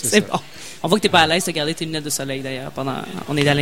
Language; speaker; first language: French; native; French